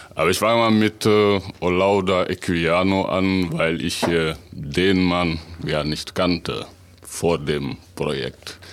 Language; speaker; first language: German; non-native, fluent; Wolof